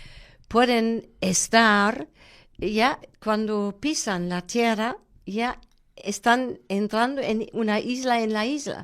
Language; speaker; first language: Spanish; non-native, fluent; German